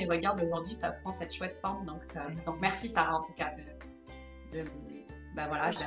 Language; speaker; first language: French; native; French